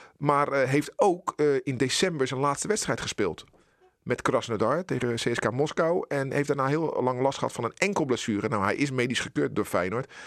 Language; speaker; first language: Dutch; native; Dutch